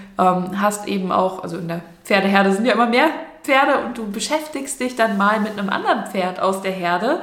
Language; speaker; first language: German; native; German